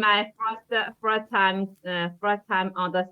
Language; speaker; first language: English; non-native, learner; Chinese